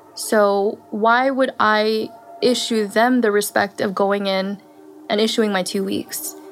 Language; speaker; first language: English; native; English